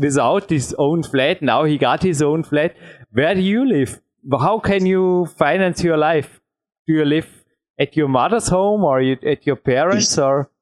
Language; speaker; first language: English; non-native, fluent; German